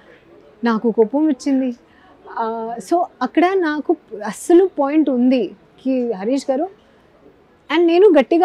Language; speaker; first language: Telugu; non-native, learner; Hindi